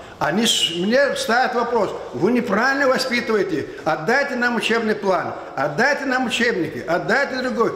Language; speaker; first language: Russian; non-native, local second language; Lezghian